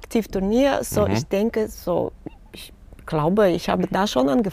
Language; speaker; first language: German; non-native, fluent; Russian